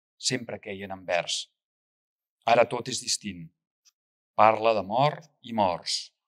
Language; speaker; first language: Catalan; native; Catalan